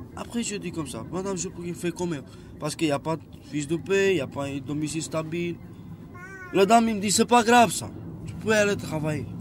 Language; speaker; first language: French; non-native, learner; Romany